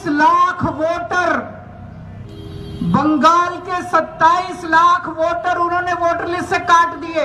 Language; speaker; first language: Hindi; native; Hindi